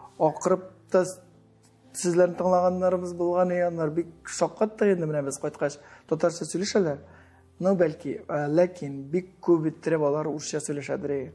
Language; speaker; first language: Tatar; early bilingual, heritage; Tatar